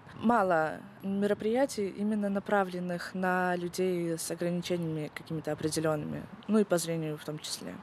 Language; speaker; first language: Russian; native; Russian